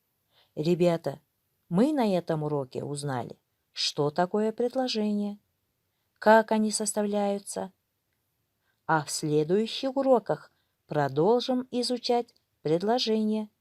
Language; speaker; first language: Russian; non-native, local second language; Kyrgyz